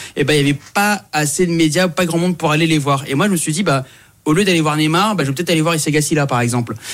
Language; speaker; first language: French; native; French